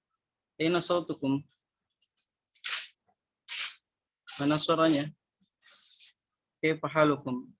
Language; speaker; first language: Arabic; non-native, fluent; Indonesian